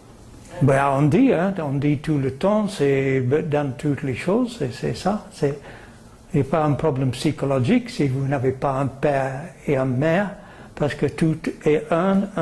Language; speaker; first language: French; non-native, learner; English